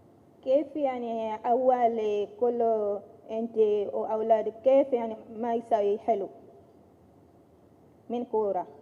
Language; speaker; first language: Arabic; non-native, learner; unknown